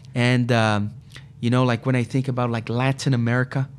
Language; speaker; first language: English; non-native, fluent; Portuguese